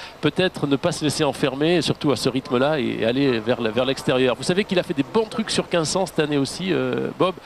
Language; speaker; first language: French; native; French